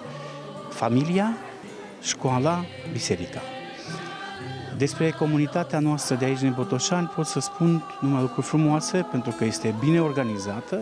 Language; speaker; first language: Romanian; non-native, local second language; Russian